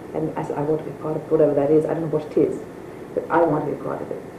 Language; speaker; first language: English; native; English